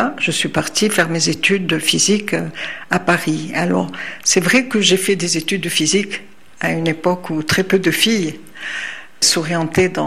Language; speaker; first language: French; non-native, local second language; Arabic